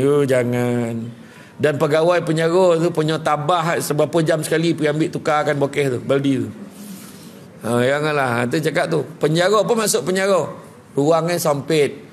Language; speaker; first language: Malay; native; Malay